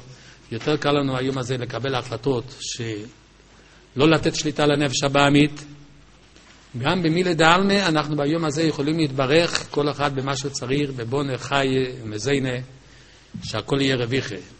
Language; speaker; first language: Hebrew; native; Hebrew